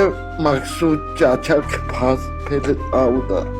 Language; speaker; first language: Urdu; non-native, local second language; Baluchi